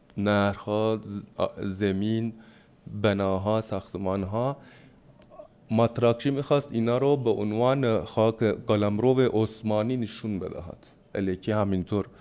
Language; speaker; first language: Persian; non-native, fluent; Turkish